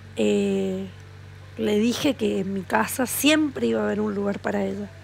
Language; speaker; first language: Spanish; native; Spanish